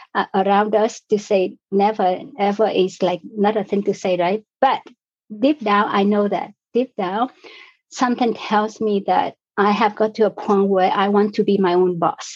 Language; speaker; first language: English; non-native, fluent; Vietnamese